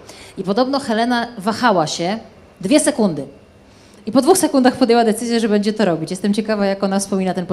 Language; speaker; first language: Polish; native; Polish